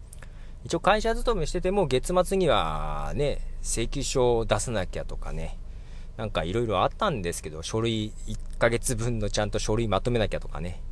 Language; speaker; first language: Japanese; native; Japanese